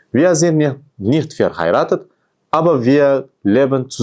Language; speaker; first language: German; non-native, fluent; Uzbek